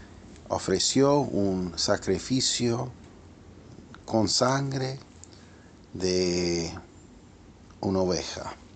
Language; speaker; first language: Spanish; non-native, fluent; English